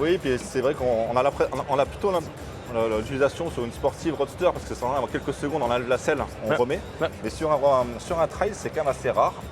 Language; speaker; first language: French; native; French